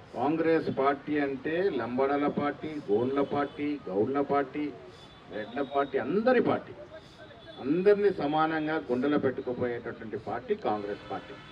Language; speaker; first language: Telugu; native; Telugu